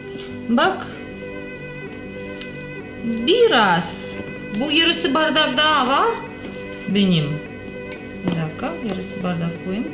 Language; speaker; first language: Turkish; non-native, learner; Russian